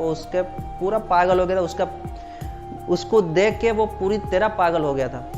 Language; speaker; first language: Hindi; non-native, local second language; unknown